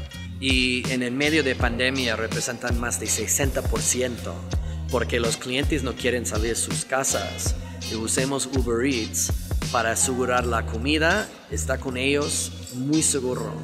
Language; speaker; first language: Spanish; non-native, fluent; English